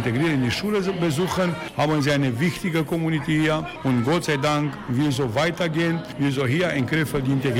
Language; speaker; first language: German; non-native, learner; Romanian